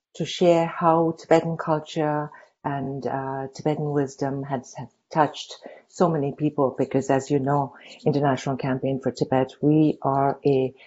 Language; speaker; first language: English; non-native, local second language; Tibetan